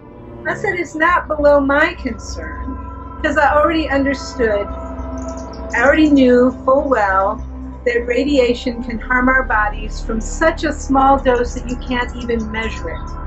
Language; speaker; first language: English; native; English